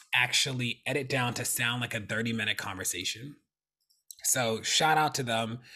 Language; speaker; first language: English; native; English